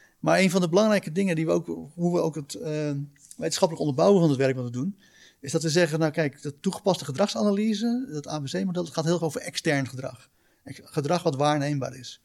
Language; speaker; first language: Dutch; native; Dutch